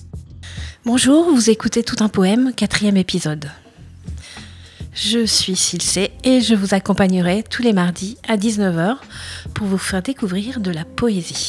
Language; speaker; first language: French; native; French